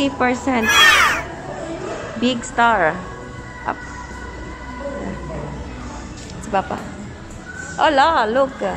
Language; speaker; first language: English; non-native, local second language; Filipino